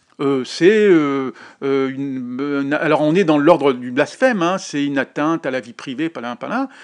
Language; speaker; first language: French; native; French